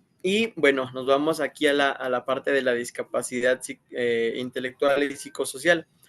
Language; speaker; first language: Spanish; native; Spanish